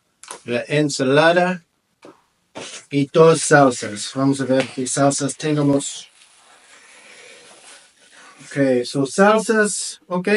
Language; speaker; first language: Spanish; non-native, learner; English